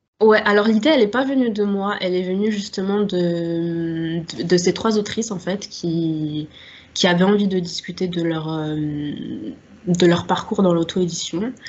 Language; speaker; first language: French; native; French